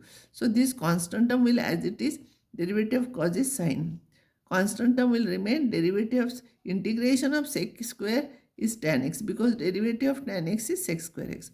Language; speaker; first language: English; non-native, local second language; Marathi